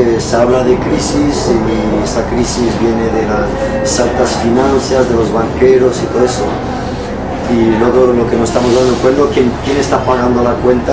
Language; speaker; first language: Spanish; early bilingual, heritage; Spanish